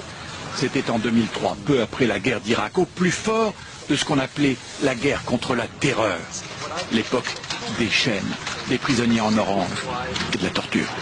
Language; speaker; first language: French; native; French